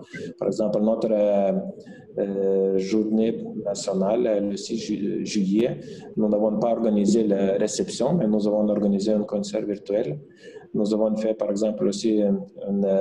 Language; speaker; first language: French; non-native, fluent; Lithuanian